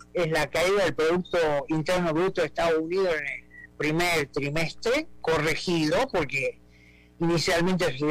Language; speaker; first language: Spanish; native; Spanish